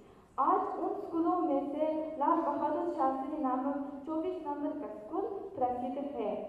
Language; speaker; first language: Hindi; non-native, learner; Uzbek